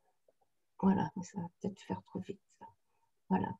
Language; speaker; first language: French; native; French